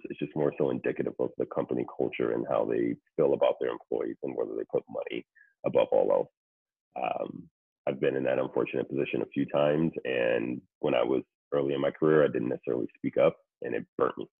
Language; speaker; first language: English; native; English